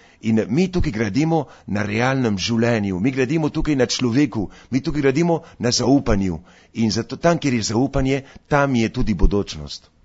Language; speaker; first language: Slovenian; early bilingual, heritage; Slovenian